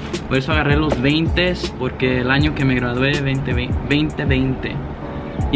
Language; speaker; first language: Spanish; early bilingual, heritage; Spanish